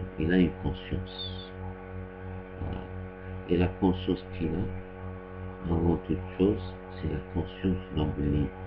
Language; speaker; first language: French; non-native, local second language; Arabic